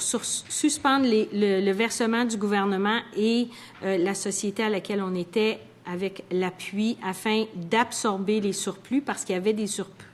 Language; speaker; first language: French; native; French